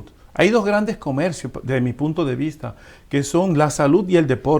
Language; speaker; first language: Spanish; native; Spanish